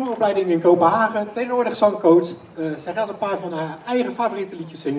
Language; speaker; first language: Dutch; native; Dutch